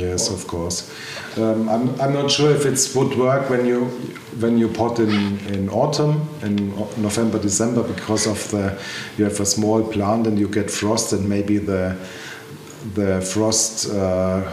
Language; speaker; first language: English; non-native, learner; German